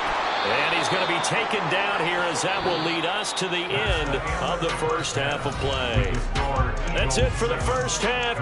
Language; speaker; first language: English; native; English